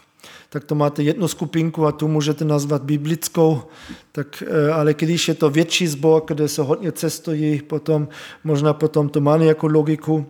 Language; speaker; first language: Czech; non-native, fluent; German